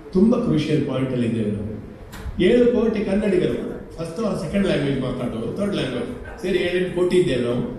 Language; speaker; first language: Kannada; non-native, local second language; Konkani